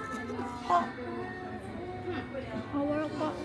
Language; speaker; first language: Japanese; native; Japanese